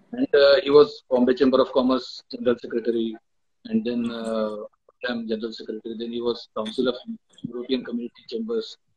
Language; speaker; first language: English; non-native, local second language; Marathi